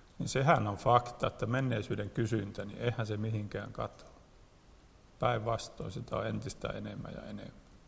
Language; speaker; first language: Finnish; native; Finnish